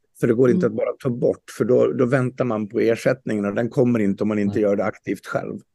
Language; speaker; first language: Swedish; native; Swedish